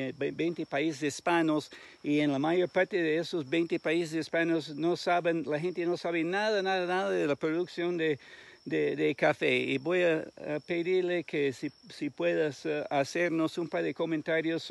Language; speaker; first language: Spanish; non-native, fluent; English